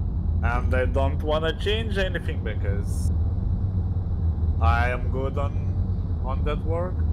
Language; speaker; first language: English; non-native, learner; Lithuanian